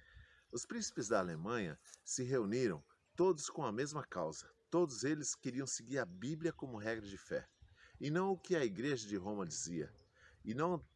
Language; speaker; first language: Portuguese; native; Portuguese